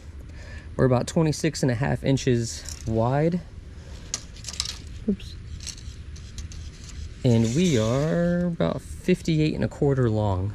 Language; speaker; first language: English; native; English